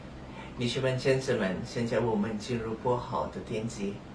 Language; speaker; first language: Chinese; non-native, learner; Indonesian